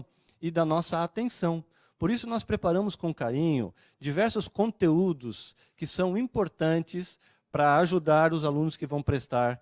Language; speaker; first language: Portuguese; native; Portuguese